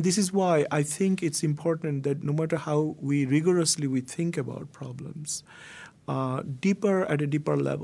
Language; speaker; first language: English; non-native, local second language; Bangla